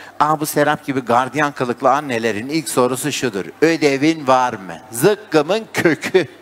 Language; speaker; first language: Turkish; native; Turkish